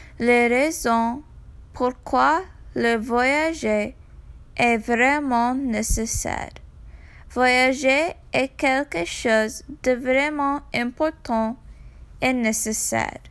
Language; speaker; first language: French; non-native, learner; English